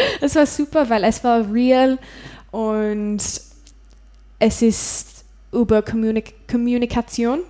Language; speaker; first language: German; non-native, learner; English